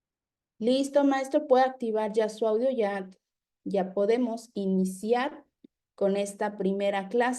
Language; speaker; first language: Spanish; native; Spanish